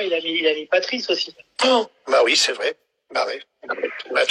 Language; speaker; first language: French; native; French